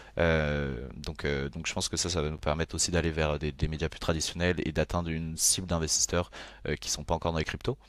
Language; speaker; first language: French; native; French